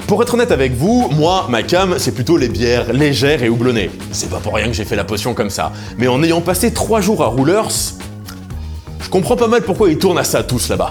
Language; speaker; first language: French; native; French